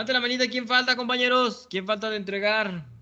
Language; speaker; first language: Spanish; native; Spanish